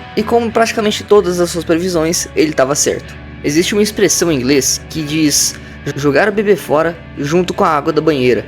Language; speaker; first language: Portuguese; native; Portuguese